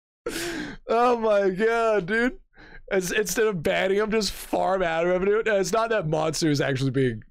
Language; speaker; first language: English; native; English